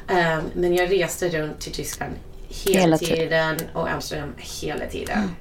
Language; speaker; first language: Swedish; non-native, fluent; English